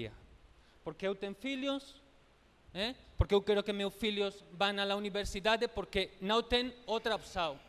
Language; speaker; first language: Portuguese; non-native, learner; Spanish